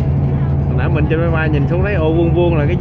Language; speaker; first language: Vietnamese; native; Vietnamese